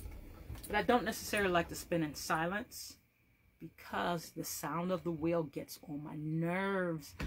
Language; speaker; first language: English; native; English